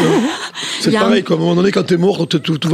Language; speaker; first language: French; native; French